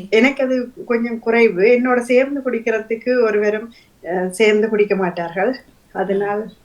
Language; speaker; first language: Tamil; native; Tamil